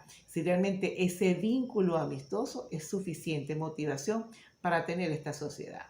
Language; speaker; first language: Spanish; native; Spanish